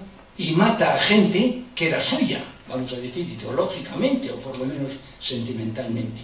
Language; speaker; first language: Spanish; native; Spanish